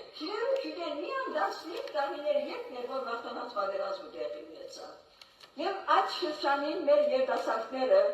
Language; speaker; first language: Armenian; native; Armenian